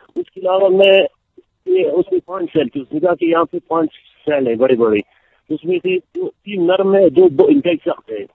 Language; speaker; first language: Urdu; non-native, local second language; Baluchi